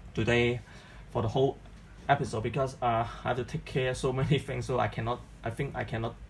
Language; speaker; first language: English; non-native, local second language; Cantonese